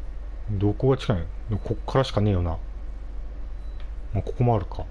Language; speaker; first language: Japanese; native; Japanese